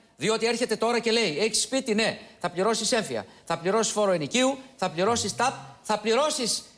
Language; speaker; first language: Greek; native; Greek